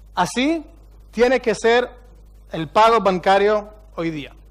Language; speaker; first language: Spanish; non-native, fluent; Hebrew